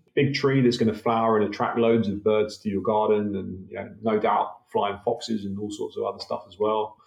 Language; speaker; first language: English; native; English